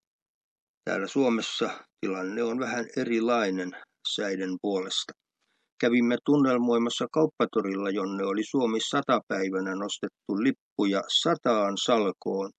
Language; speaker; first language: Finnish; native; Finnish